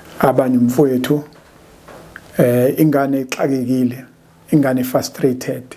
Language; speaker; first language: Zulu; native; Zulu